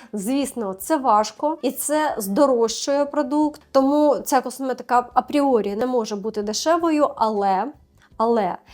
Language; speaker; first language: Ukrainian; native; Ukrainian